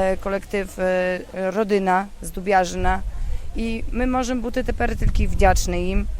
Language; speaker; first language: Polish; non-native, local second language; Ukrainian